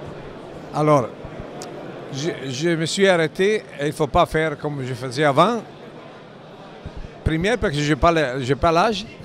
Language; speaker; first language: French; non-native, learner; Italian